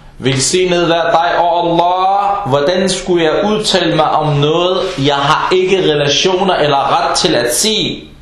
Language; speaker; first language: Danish; non-native, fluent; Arabic